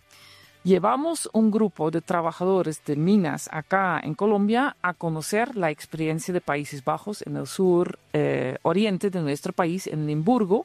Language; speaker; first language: Spanish; non-native, fluent; Dutch